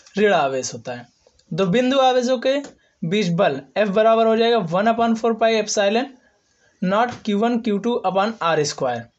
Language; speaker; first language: Hindi; native; Hindi